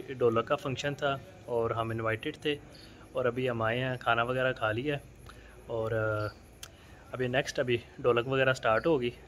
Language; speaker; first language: Urdu; non-native, local second language; Punjabi